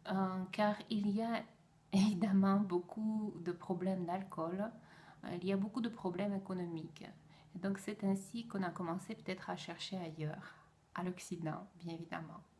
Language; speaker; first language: French; non-native, fluent; Russian